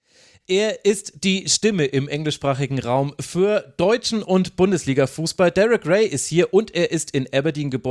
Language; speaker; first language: German; native; German